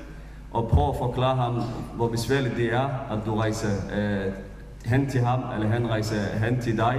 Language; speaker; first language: Danish; non-native, fluent; Somali